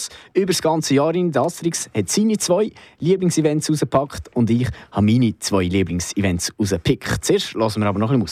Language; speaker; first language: German; native; German